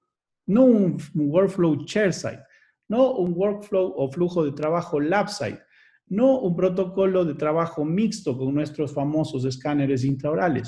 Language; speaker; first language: Spanish; native; Spanish